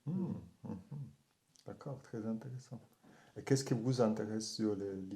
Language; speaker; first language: French; non-native, learner; German